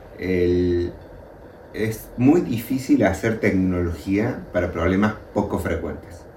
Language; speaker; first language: Spanish; native; Spanish